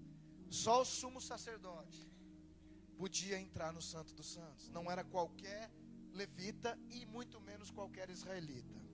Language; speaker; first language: Portuguese; native; Portuguese